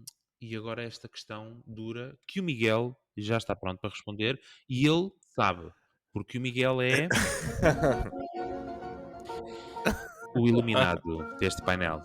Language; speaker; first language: Portuguese; native; Portuguese